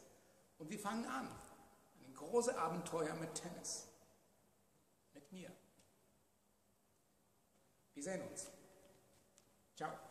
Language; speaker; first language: German; non-native, fluent; Polish